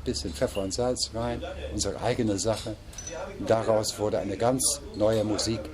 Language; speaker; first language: German; non-native, fluent; English